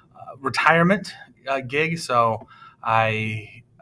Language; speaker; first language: English; native; English